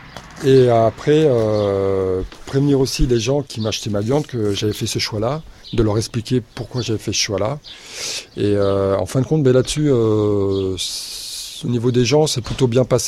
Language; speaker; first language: French; native; French